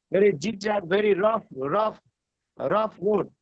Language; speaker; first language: English; non-native, learner; Nepali